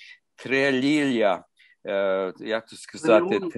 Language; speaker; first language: Ukrainian; early bilingual, heritage; Ukrainian